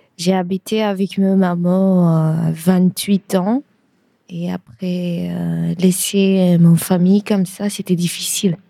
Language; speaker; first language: French; non-native, learner; Bangla